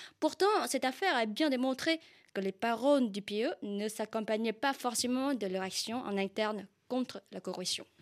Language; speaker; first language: French; non-native, fluent; Vietnamese